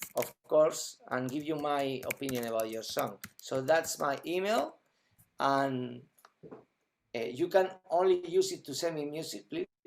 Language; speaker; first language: English; non-native, fluent; Spanish